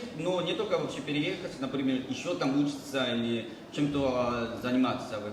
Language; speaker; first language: Russian; non-native, fluent; Korean